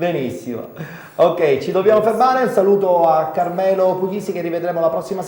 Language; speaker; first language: Italian; native; Italian